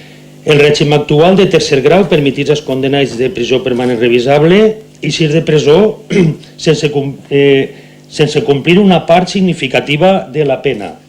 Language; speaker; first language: Catalan; native; Catalan